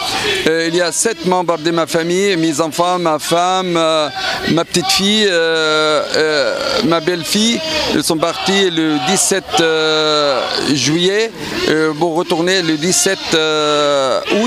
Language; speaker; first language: French; non-native, fluent; Arabic